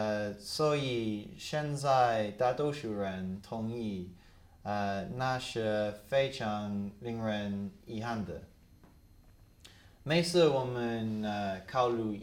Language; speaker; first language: Chinese; non-native, fluent; English